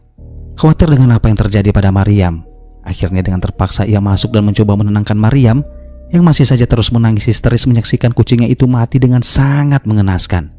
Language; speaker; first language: Indonesian; native; Indonesian